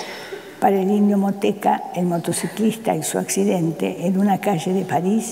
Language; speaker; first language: Spanish; native; Spanish